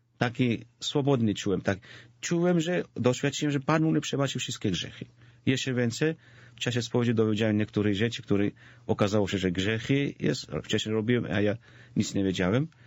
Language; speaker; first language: Polish; non-native, fluent; Georgian